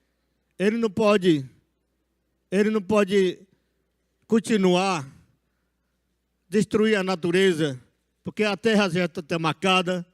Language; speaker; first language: Portuguese; non-native, local second language; Yanomámi